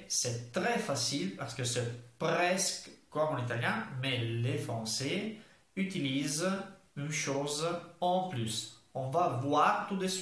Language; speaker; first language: French; non-native, fluent; Italian